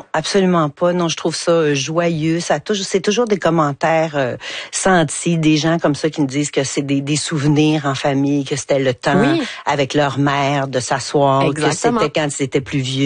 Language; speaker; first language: French; native; French